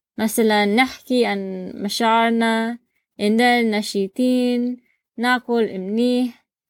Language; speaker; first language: Arabic; non-native, learner; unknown